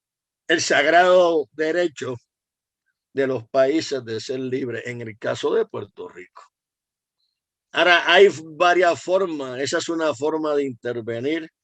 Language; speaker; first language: Spanish; native; Spanish